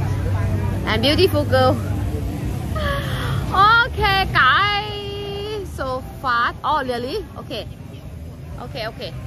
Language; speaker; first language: English; non-native, learner; Thai